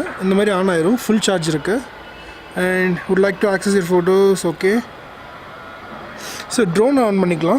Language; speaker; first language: Tamil; native; Tamil